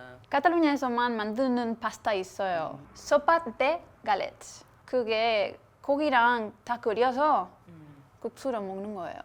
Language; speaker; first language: Korean; non-native, fluent; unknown